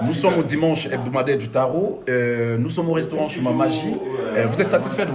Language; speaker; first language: French; native; French